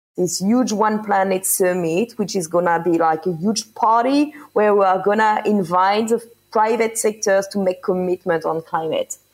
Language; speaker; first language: English; non-native, fluent; French